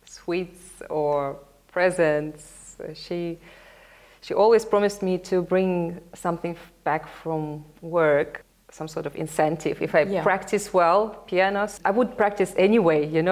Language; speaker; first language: English; non-native, fluent; Russian